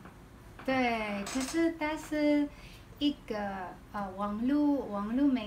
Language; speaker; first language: Chinese; non-native, learner; Filipino